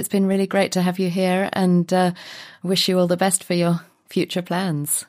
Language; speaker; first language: English; native; English